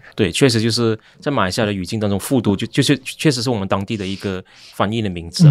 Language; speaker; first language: Chinese; native; Chinese